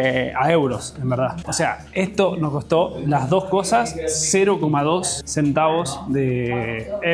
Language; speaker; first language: Spanish; native; Spanish